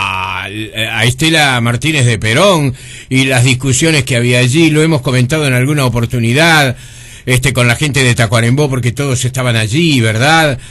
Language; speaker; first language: Spanish; native; Spanish